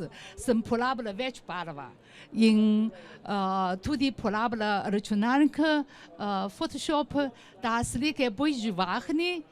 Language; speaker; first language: Slovenian; non-native, learner; Chinese